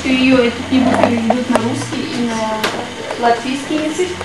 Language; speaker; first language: Russian; native; Russian